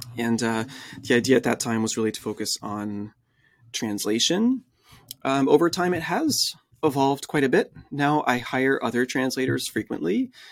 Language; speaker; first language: English; early bilingual, other home language; French